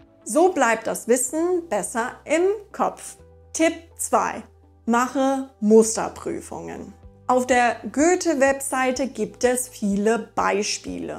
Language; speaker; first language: German; non-native, fluent; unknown